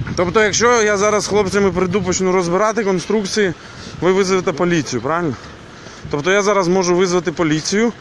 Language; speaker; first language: Ukrainian; native; Ukrainian